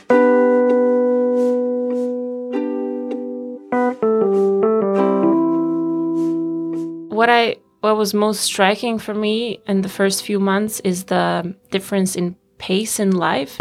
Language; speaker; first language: English; non-native, fluent; Bosnian